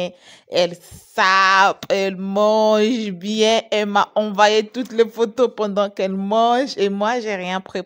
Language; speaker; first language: French; non-native, fluent; English